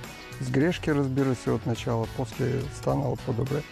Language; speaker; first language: Bulgarian; non-native, learner; Russian